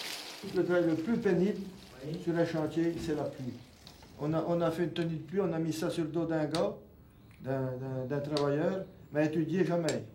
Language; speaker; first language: French; native; French